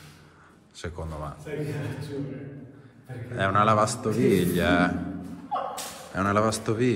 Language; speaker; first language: Italian; native; Italian